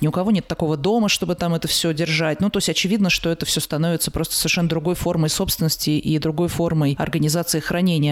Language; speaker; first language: Russian; native; Russian